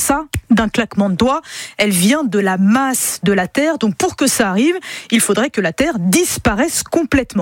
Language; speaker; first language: French; native; French